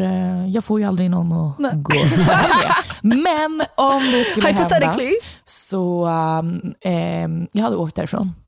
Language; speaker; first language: Swedish; native; Swedish